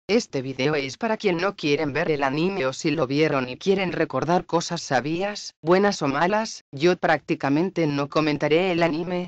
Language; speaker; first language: Spanish; native; Spanish